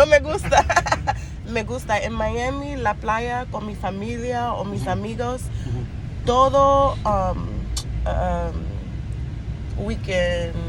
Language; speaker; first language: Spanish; non-native, learner; English